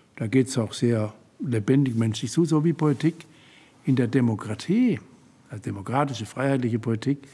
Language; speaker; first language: German; native; German